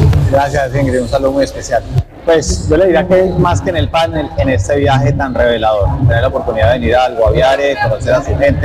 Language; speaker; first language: Spanish; native; Spanish